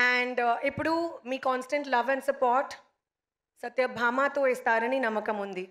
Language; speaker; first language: Telugu; non-native, learner; Hindi